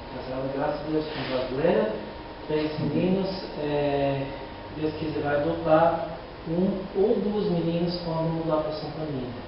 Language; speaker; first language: Portuguese; non-native, learner; English